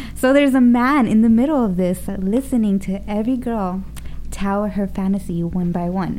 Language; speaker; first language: English; early bilingual, other home language; Spanish